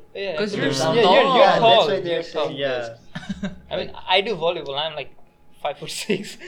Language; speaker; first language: English; non-native, local second language; Nepali